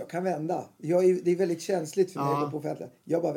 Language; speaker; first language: Swedish; native; Swedish